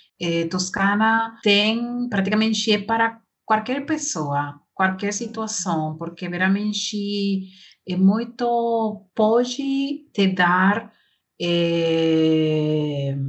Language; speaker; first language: Portuguese; non-native, learner; Spanish